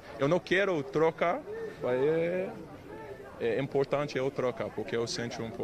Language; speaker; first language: Portuguese; non-native, learner; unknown